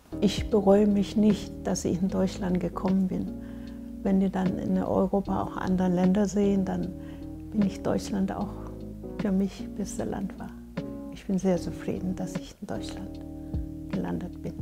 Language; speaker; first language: German; non-native, fluent; Korean